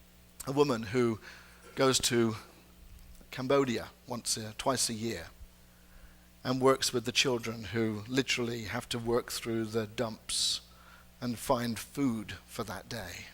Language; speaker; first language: English; native; English